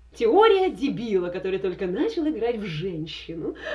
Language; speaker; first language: Russian; native; Russian